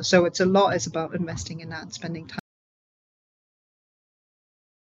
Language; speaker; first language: English; non-native, fluent; German